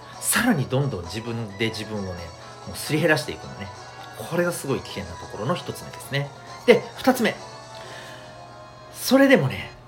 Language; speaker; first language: Japanese; native; Japanese